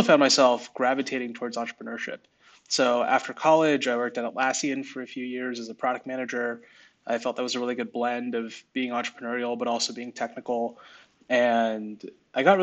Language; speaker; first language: English; native; English